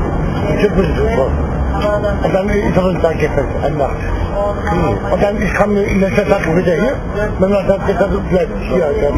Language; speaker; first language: German; non-native, learner; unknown